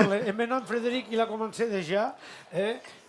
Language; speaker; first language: French; non-native, fluent; Catalan